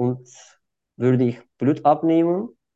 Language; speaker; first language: German; non-native, fluent; Turkish